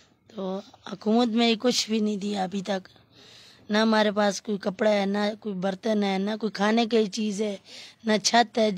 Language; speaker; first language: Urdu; non-native, local second language; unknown